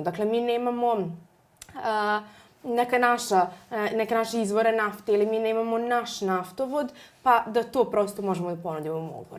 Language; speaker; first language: Serbian; native; Serbian